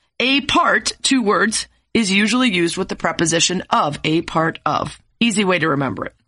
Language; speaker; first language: English; native; English